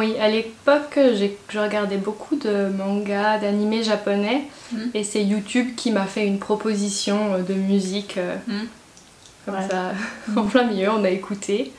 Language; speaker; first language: French; native; French